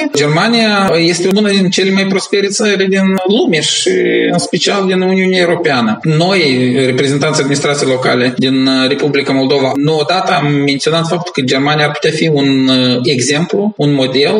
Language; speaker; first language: Romanian; native; Romanian